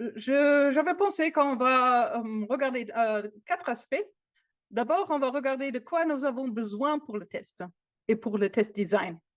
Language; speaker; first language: French; non-native, fluent; German